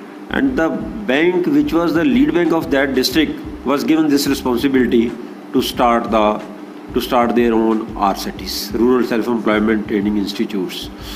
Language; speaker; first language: English; non-native, local second language; Punjabi